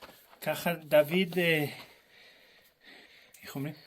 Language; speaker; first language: Hebrew; non-native, learner; Portuguese